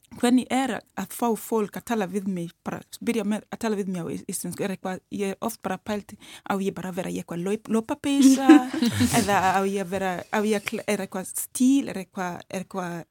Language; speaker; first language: Icelandic; non-native, learner; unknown